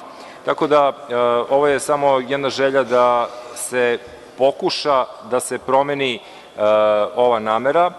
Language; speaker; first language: Serbian; native; Serbian